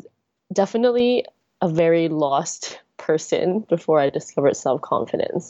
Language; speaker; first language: English; non-native, local second language; Cantonese